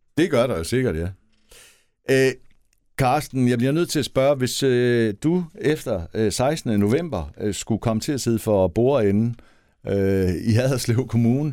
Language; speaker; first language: Danish; native; Danish